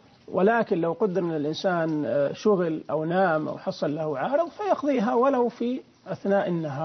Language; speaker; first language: Arabic; native; Arabic